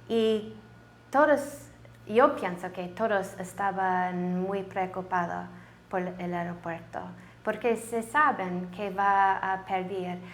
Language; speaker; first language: Spanish; non-native, learner; English